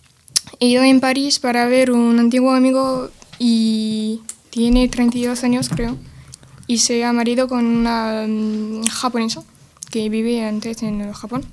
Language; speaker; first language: Spanish; early bilingual, other home language; French